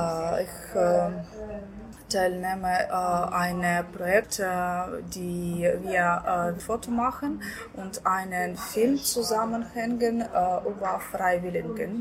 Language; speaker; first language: German; non-native, learner; Ukrainian